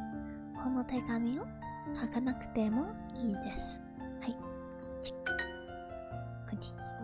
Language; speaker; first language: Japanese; non-native, learner; English